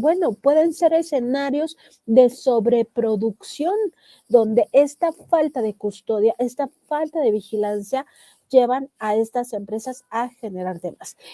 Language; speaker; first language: Spanish; native; Spanish